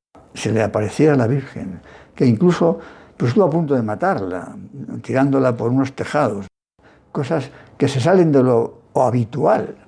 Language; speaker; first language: Spanish; native; Spanish